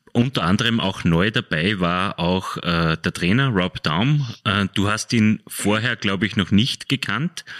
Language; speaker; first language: German; native; German